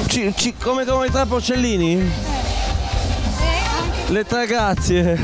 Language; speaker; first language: Italian; native; Italian